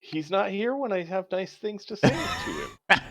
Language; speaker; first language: English; native; English